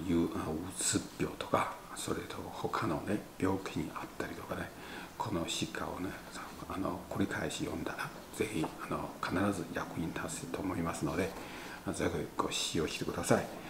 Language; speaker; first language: Japanese; non-native, learner; Chinese